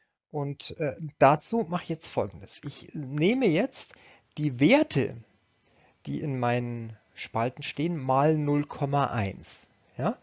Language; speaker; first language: German; native; German